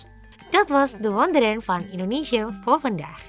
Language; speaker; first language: Dutch; non-native, fluent; Indonesian